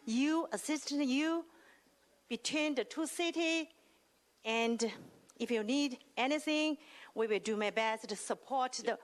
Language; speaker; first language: English; non-native, learner; Chinese